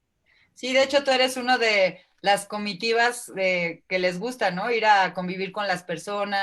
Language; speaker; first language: Spanish; native; Spanish